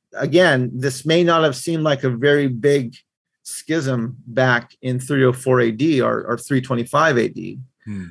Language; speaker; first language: English; native; English